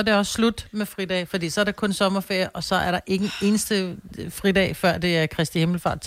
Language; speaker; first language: Danish; native; Danish